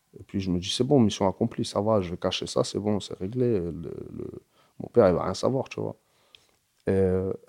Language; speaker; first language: French; early bilingual, other home language; Arabic